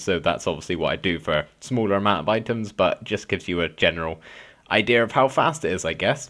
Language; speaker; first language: English; native; English